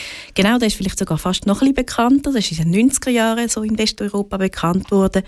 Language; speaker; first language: German; native; German